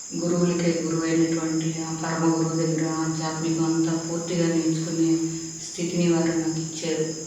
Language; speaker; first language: Telugu; early bilingual, heritage; Telugu